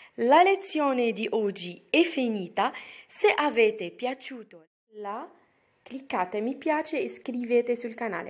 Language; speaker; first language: Italian; non-native, fluent; Arabic